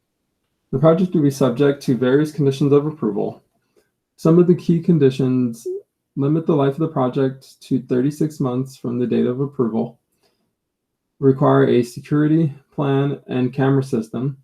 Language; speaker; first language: English; native; English